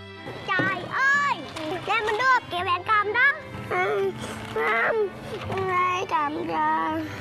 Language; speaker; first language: Vietnamese; native; Vietnamese